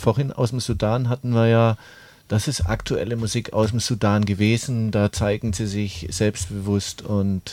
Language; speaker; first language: German; native; German